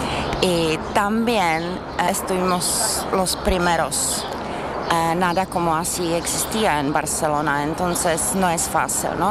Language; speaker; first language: Spanish; non-native, fluent; Czech